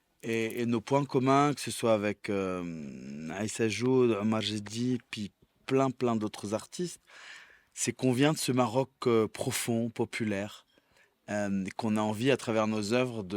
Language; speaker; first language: French; early bilingual, other home language; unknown